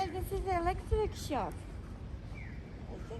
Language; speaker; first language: English; non-native, fluent; Japanese